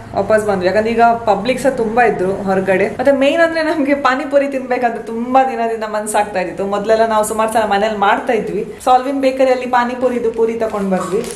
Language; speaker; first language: Kannada; native; Kannada